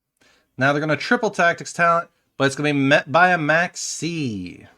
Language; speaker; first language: English; native; English